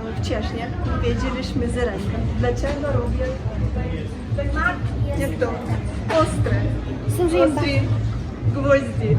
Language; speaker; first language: Polish; non-native, learner; Ukrainian